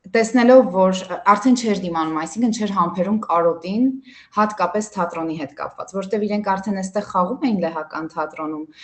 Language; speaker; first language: Armenian; early bilingual, heritage; Armenian